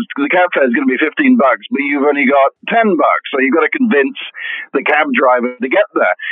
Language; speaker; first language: English; native; English